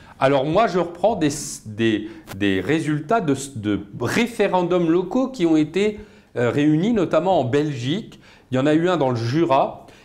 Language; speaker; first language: French; native; French